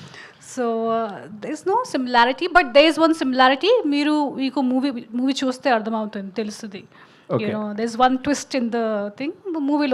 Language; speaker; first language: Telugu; non-native, fluent; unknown